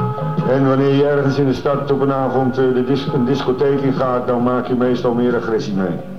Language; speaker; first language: Dutch; native; Dutch